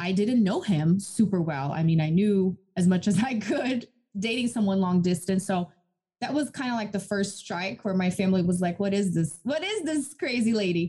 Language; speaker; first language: English; non-native, fluent; Portuguese